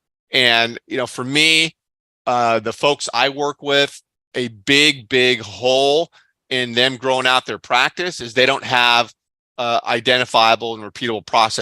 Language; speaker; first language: English; native; English